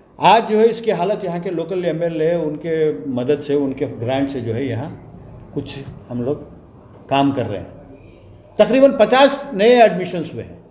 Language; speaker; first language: Hindi; non-native, local second language; Urdu